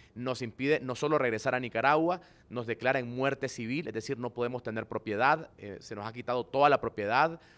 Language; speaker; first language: Spanish; native; Spanish